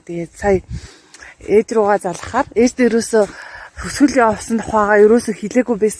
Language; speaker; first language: Mongolian; native; Mongolian